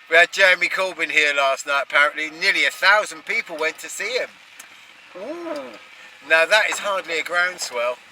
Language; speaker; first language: English; native; English